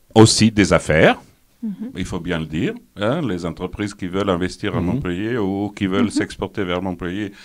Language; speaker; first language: French; non-native, fluent; Portuguese